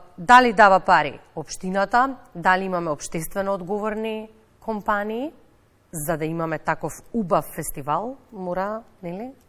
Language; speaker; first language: Macedonian; native; Macedonian